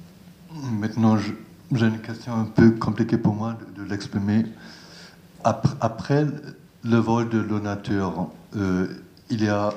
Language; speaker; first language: French; non-native, learner; German